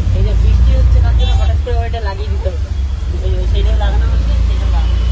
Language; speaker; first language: Bangla; native; Bangla